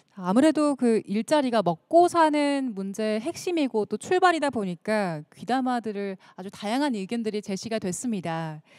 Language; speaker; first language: Korean; native; Korean